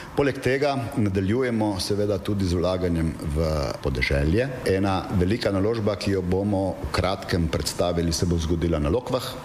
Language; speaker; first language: Slovenian; native; Slovenian